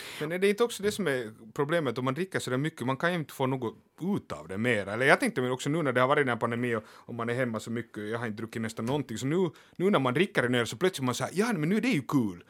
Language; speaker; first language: Swedish; native; Swedish